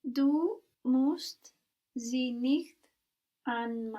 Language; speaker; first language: German; non-native, learner; English